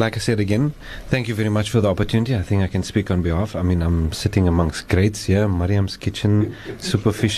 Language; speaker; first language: English; native; English